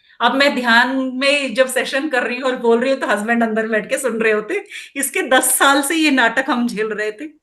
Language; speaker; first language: Hindi; non-native, local second language; Kannada